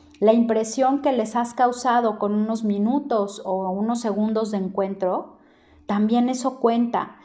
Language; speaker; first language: Spanish; native; Spanish